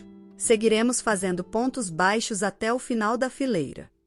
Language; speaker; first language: Portuguese; native; Portuguese